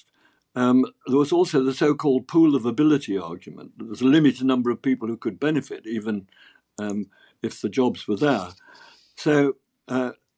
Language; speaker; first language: English; native; English